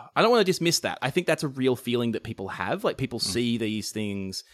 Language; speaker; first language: English; native; English